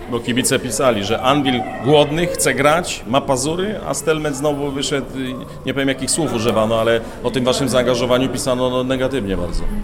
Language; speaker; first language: Polish; native; Polish